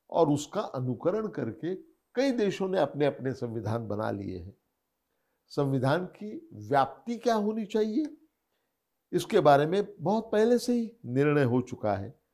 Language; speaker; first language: Hindi; non-native, local second language; Marathi